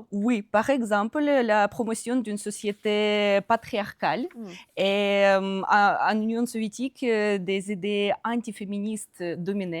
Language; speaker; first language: French; non-native, fluent; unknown